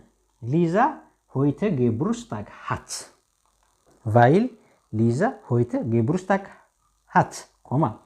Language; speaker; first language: German; non-native, fluent; Tigrinya